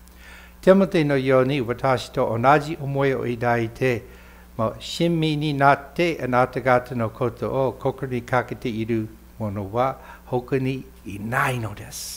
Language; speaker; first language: Japanese; non-native, fluent; English